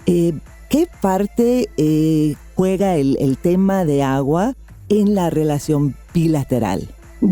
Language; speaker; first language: Spanish; non-native, fluent; English